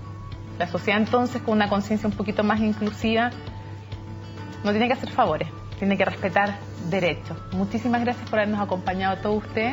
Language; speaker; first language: Spanish; native; Spanish